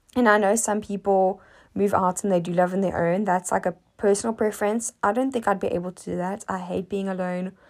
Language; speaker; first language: English; native; English